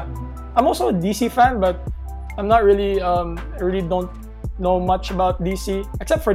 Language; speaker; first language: English; non-native, local second language; Cebuano